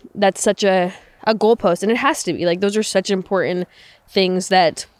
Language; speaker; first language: English; native; English